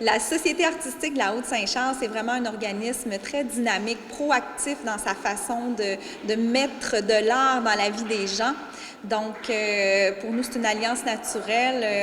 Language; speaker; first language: French; native; French